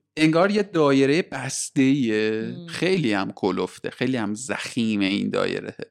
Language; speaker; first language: Persian; native; Persian